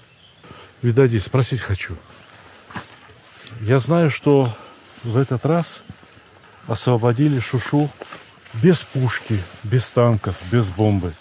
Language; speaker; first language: Russian; native; Russian